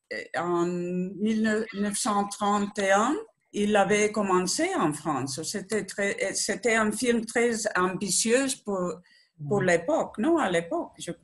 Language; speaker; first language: French; non-native, learner; Spanish